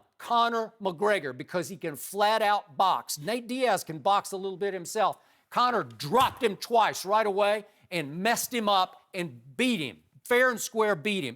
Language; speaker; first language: English; native; English